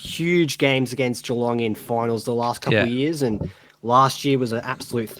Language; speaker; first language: English; native; English